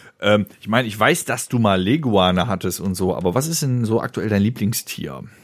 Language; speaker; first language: German; native; German